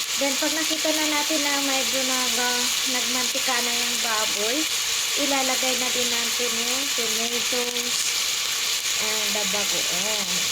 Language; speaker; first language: Filipino; non-native, local second language; Bikol